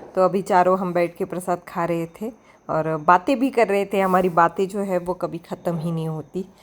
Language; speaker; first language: Hindi; non-native, local second language; Marathi